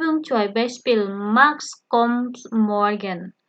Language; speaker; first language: German; non-native, fluent; Indonesian